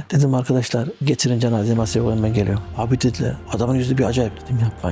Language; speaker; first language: Turkish; early bilingual, heritage; Turkish